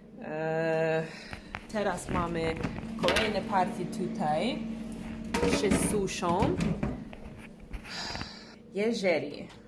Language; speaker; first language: Polish; non-native, learner; English